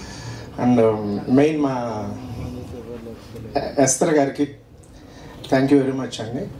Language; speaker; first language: Telugu; native; Telugu